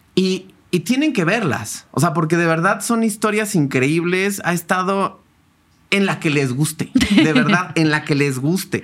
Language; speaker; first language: Spanish; native; Spanish